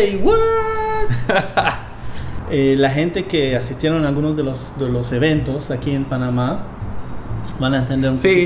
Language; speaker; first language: Spanish; non-native, fluent; English